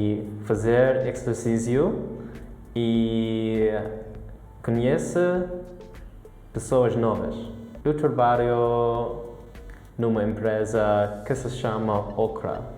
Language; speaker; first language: Portuguese; non-native, learner; English